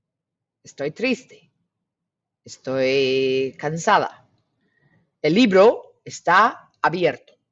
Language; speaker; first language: Spanish; non-native, fluent; English